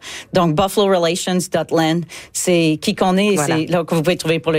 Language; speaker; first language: French; native; French